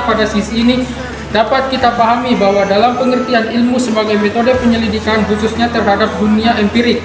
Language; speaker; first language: Indonesian; non-native, local second language; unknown